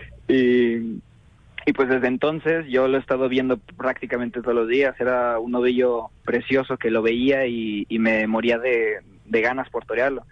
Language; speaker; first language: Spanish; native; Spanish